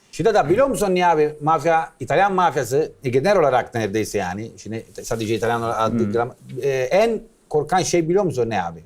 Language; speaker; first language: Turkish; non-native, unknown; Italian